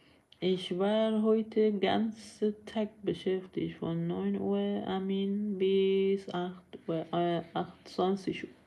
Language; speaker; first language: German; non-native, learner; Persian